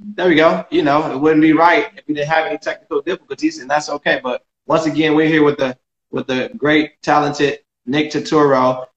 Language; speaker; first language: English; native; English